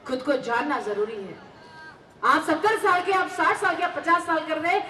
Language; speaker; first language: Hindi; non-native, local second language; Marathi